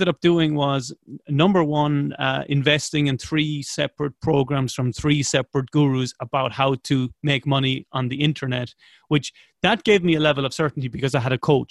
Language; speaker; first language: English; native; English